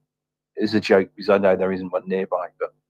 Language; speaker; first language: English; native; English